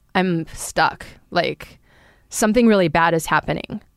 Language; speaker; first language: English; native; English